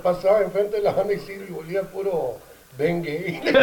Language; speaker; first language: Spanish; early bilingual, heritage; Spanish